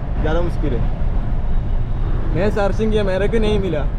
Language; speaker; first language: Hindi; non-native, local second language; Malayalam